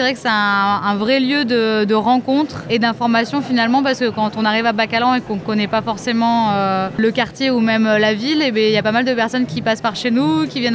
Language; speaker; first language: French; native; French